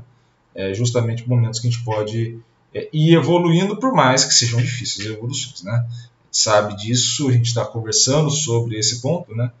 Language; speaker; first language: Portuguese; native; Portuguese